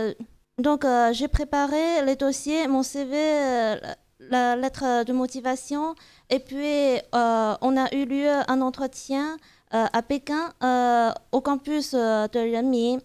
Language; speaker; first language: French; non-native, fluent; Chinese